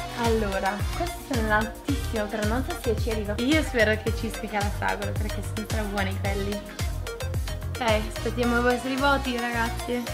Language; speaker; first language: Italian; early bilingual, heritage; English